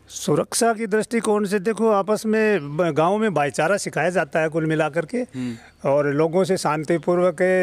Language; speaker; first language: Hindi; native; Hindi